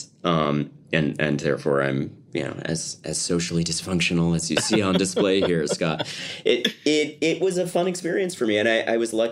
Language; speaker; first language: English; native; English